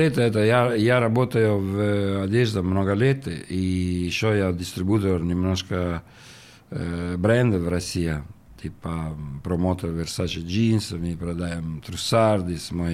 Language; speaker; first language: Russian; non-native, learner; Italian